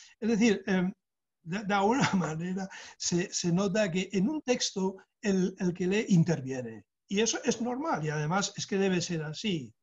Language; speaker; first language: Spanish; native; Spanish